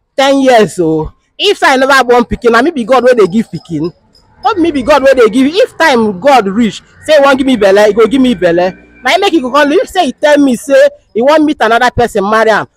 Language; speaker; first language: Nigerian Pidgin; non-native, local second language; Igbo